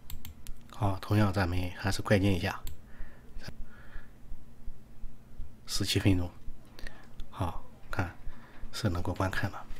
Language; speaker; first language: Chinese; native; Chinese